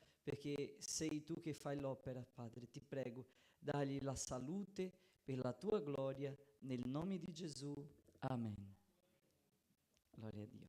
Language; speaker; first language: Italian; non-native, fluent; Portuguese